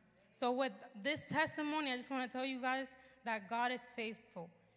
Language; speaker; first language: English; early bilingual, other home language; Spanish